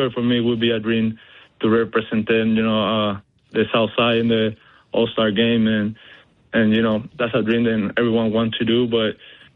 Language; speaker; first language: English; non-native, fluent; Spanish